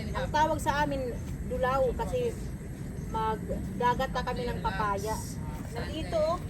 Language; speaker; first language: Filipino; non-native, local second language; Waray